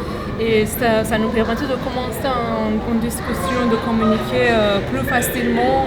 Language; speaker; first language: French; non-native, fluent; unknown